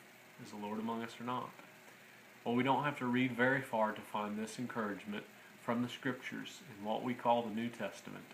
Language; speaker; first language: English; native; English